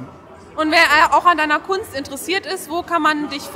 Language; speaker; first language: German; native; German